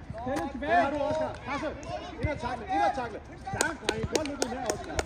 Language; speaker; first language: Danish; native; Danish